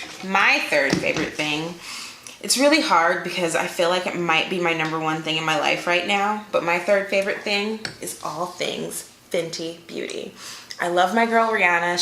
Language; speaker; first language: English; native; English